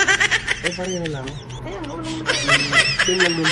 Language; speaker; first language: Filipino; native; Filipino